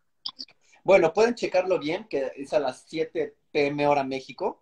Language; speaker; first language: Spanish; native; Spanish